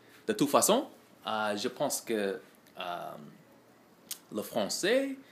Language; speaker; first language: French; non-native, learner; English